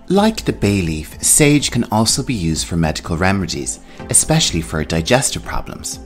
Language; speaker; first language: English; native; English